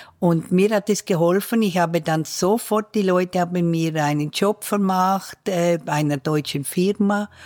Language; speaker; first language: German; native; German